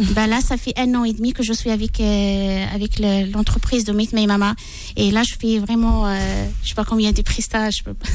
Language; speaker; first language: French; non-native, local second language; Arabic